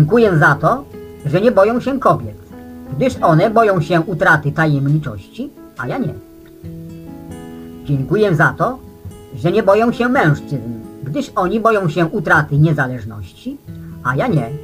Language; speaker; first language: Polish; native; Polish